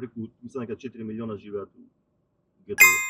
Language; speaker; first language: Macedonian; native; Macedonian